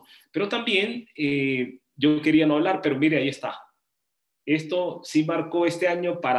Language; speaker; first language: Spanish; native; Spanish